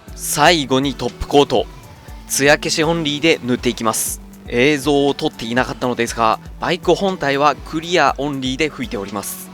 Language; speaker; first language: Japanese; native; Japanese